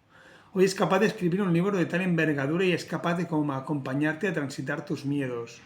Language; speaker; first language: Spanish; native; Spanish